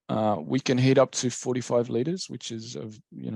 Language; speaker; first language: English; native; English